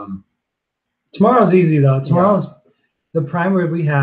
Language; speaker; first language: English; native; English